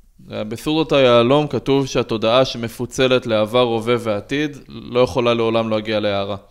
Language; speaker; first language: Hebrew; native; Hebrew